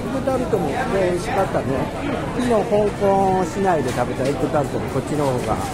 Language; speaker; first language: Japanese; native; Japanese